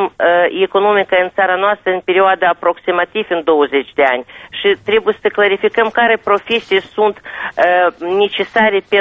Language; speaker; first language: Romanian; non-native, local second language; Russian